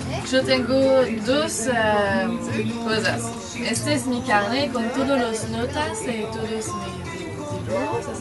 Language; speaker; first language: Spanish; non-native, learner; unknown